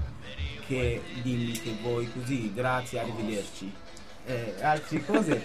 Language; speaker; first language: Italian; non-native, local second language; Kurdish